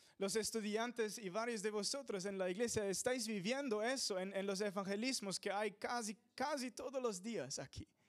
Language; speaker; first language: Spanish; non-native, fluent; English